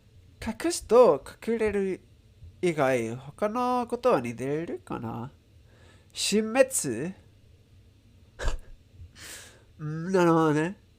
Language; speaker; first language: Japanese; non-native, learner; Spanish